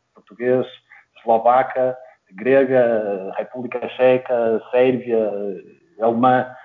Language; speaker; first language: Portuguese; native; Portuguese